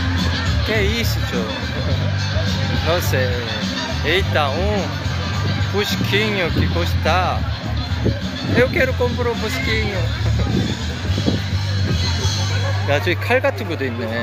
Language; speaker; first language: Portuguese; non-native, learner; Korean